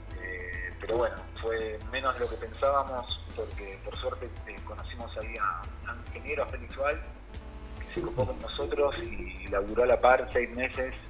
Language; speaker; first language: Spanish; native; Spanish